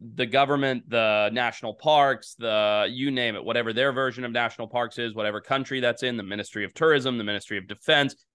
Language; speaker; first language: English; native; English